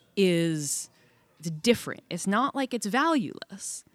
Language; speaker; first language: English; native; English